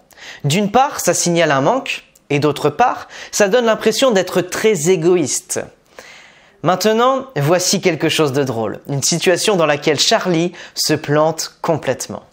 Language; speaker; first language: French; native; French